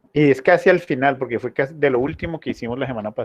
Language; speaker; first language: Spanish; native; Spanish